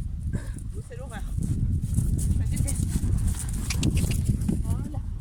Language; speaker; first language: French; native; French